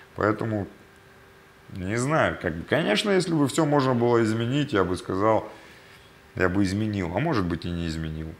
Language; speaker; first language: Russian; native; Russian